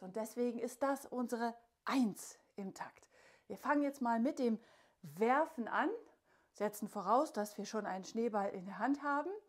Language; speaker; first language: German; native; German